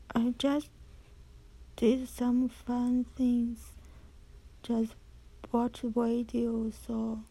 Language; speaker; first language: English; non-native, learner; Chinese